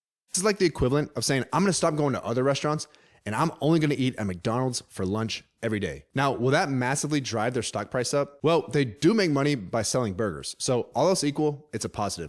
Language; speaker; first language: English; native; English